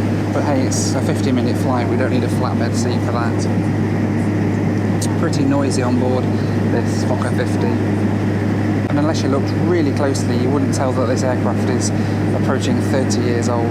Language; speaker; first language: English; native; English